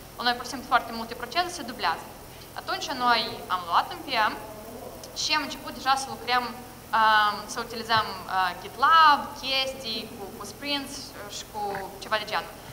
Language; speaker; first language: Romanian; non-native, local second language; Russian